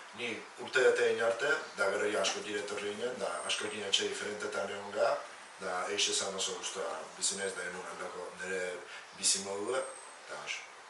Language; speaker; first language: Basque; early bilingual, other home language; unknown